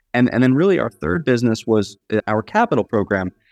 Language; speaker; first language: English; native; English